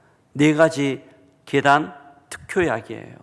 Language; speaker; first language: Korean; native; Korean